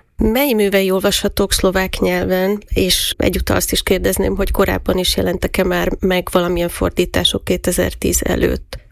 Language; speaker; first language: Hungarian; native; Hungarian